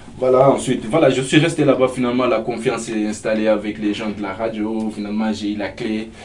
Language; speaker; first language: French; non-native, local second language; Fula